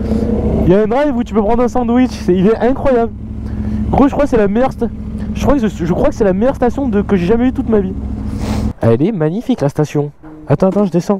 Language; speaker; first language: French; native; French